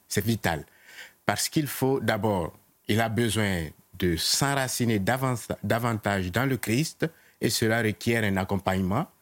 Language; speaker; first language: French; non-native, local second language; Mossi